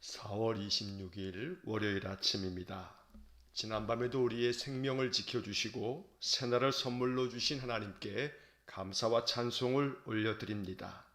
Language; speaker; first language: Korean; native; Korean